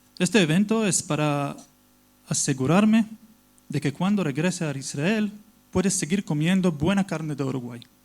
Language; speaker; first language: Spanish; non-native, learner; Hebrew